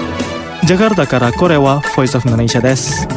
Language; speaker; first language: Japanese; non-native, fluent; Indonesian